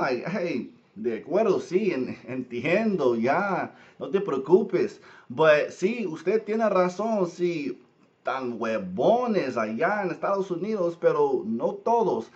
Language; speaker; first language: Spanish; non-native, learner; English